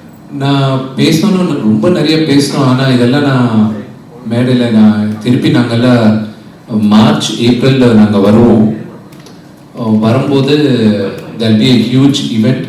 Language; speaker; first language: Tamil; non-native, local second language; Telugu